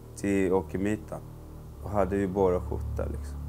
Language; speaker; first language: Swedish; non-native, fluent; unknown